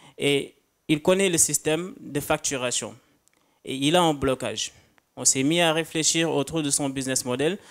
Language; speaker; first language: French; non-native, local second language; Wolof